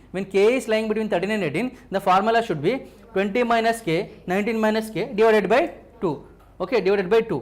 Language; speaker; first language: English; non-native, local second language; Telugu